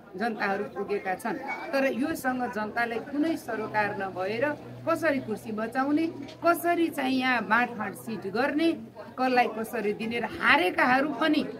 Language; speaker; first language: Nepali; non-native, local second language; Maithili